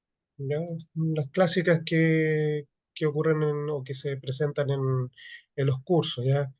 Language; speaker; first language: Spanish; native; Spanish